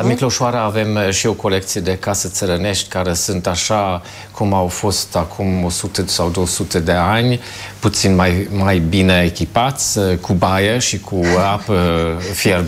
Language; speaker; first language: Romanian; non-native, fluent; German